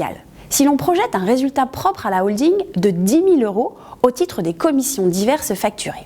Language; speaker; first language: French; native; French